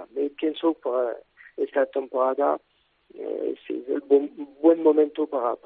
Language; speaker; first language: Spanish; non-native, fluent; French